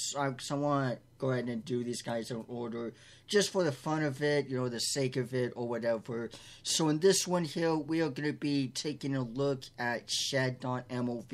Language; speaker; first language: English; native; English